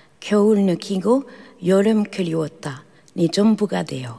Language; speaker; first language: Korean; non-native, fluent; French